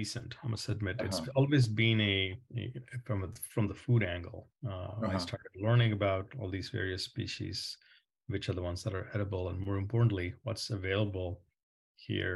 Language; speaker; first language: English; non-native, local second language; Malayalam